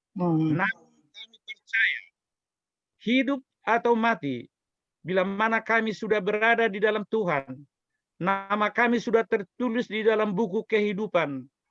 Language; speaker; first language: Indonesian; native; Indonesian